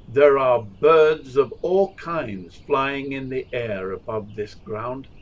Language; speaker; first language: English; native; English